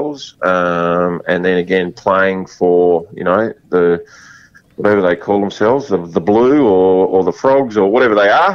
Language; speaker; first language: English; native; English